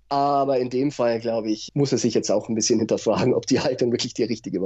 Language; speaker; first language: German; native; German